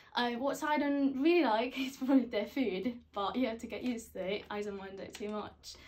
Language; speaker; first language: English; non-native, fluent; Italian